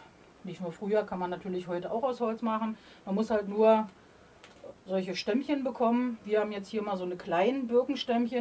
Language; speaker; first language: German; native; German